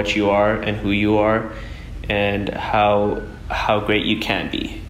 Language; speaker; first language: English; native; English